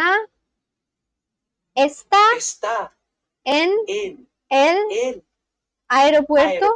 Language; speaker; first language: Spanish; non-native, learner; English